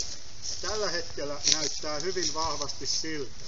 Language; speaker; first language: Finnish; native; Finnish